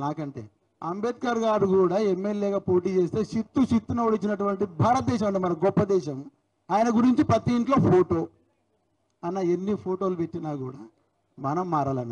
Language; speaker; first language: Telugu; native; Telugu